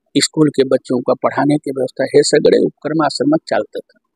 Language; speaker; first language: Hindi; non-native, local second language; Marathi